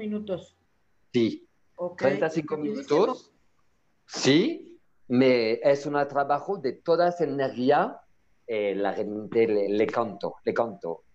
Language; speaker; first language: Spanish; non-native, learner; French